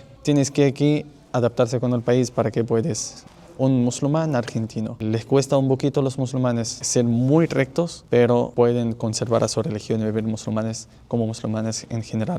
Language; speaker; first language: Spanish; non-native, fluent; Arabic